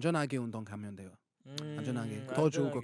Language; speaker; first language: Korean; non-native, fluent; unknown